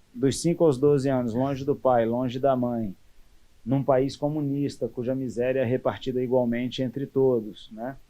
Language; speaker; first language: Portuguese; native; Portuguese